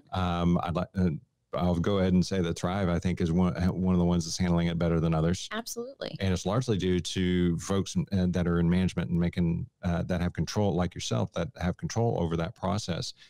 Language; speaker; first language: English; native; English